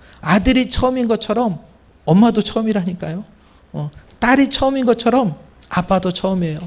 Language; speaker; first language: Korean; native; Korean